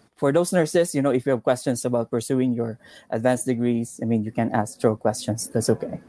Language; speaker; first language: English; non-native, local second language; Cebuano